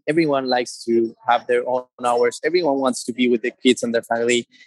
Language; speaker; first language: English; non-native, fluent; Spanish